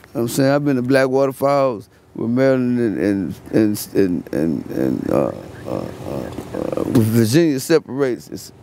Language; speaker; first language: English; native; English